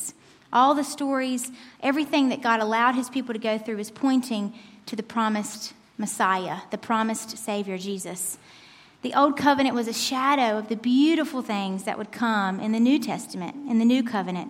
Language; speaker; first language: English; native; English